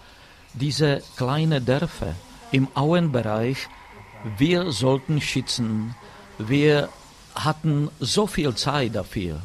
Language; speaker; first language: German; non-native, fluent; Czech